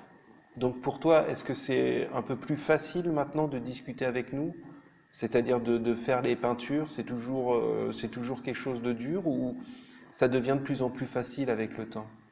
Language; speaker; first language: French; native; French